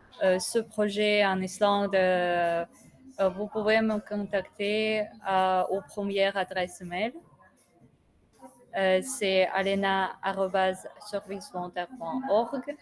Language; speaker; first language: French; non-native, learner; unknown